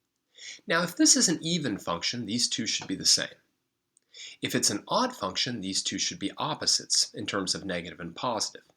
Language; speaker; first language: English; native; English